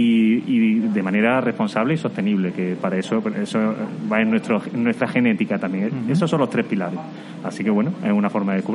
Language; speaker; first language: Spanish; native; Spanish